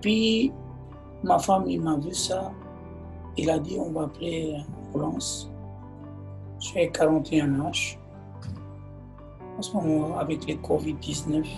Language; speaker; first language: French; non-native, learner; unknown